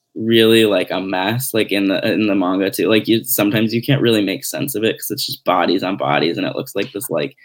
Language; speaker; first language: English; native; English